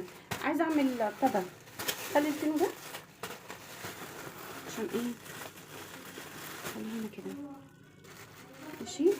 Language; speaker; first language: Arabic; native; Arabic